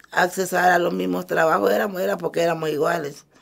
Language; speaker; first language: Spanish; early bilingual, other home language; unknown